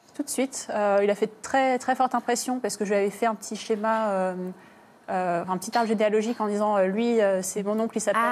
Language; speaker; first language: French; native; French